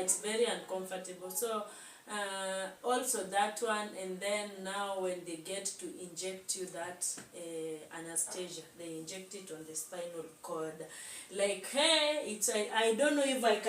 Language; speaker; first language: English; non-native, local second language; Swahili